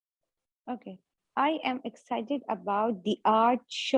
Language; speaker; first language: English; non-native, learner; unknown